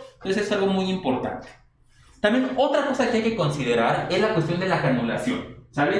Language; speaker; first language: Spanish; native; Spanish